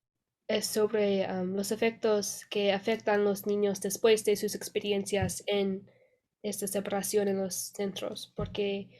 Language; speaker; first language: Spanish; non-native, learner; English